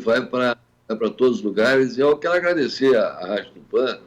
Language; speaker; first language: Portuguese; native; Portuguese